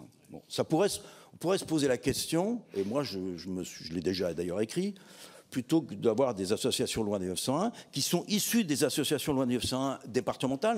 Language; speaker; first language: French; native; French